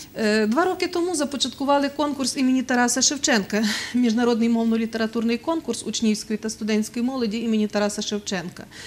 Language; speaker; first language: Ukrainian; native; Ukrainian